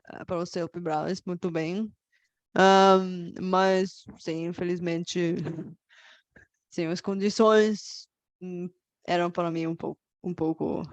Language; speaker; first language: Portuguese; non-native, fluent; Bulgarian